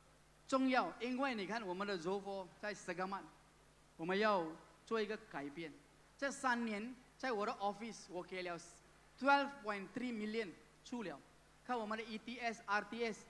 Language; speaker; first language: Chinese; non-native, local second language; Tamil